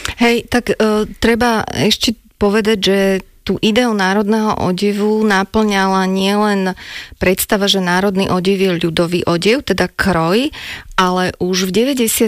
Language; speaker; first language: Slovak; native; Slovak